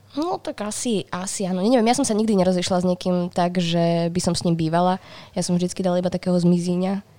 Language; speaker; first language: Slovak; native; Slovak